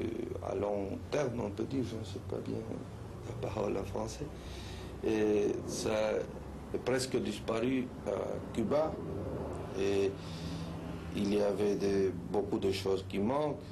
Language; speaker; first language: French; non-native, fluent; Spanish